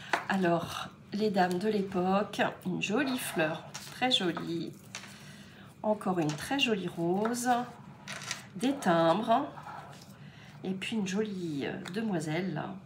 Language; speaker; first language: French; native; French